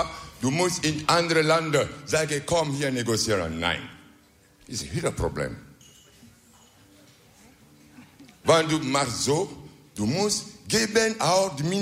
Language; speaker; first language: Dutch; non-native, learner; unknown